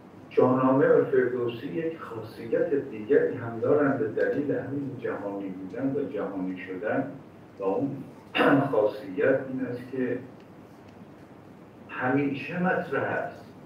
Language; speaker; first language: Persian; native; Persian